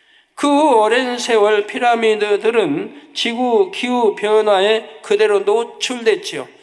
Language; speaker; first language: Korean; native; Korean